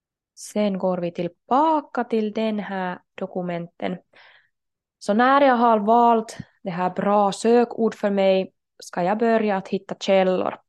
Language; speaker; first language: Swedish; non-native, local second language; Finnish